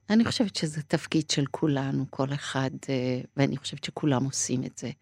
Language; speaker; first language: Hebrew; early bilingual, other home language; Persian